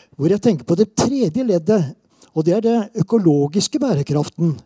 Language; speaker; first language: Norwegian; native; Norwegian